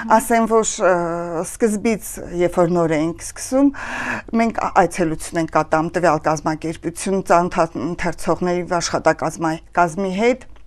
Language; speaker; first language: Armenian; native; Armenian